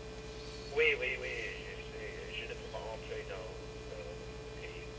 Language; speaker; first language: French; non-native, fluent; English